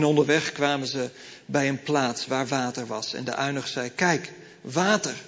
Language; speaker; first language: Dutch; native; Dutch